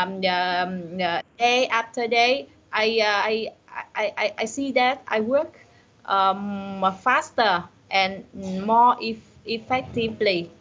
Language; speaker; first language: English; non-native, learner; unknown